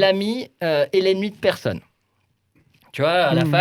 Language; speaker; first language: French; native; French